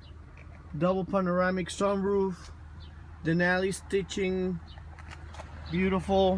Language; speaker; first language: English; native; English